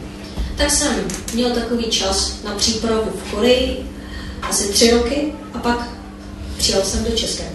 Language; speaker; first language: Czech; non-native, fluent; Korean